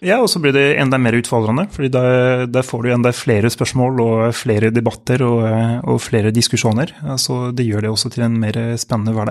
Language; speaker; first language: Norwegian; non-native, fluent; French